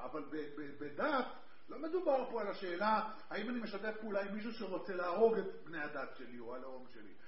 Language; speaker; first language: Hebrew; native; Hebrew